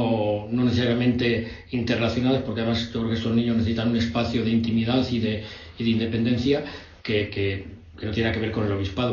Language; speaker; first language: Spanish; native; Spanish